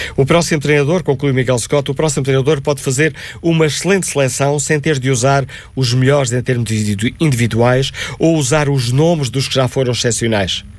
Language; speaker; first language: Portuguese; native; Portuguese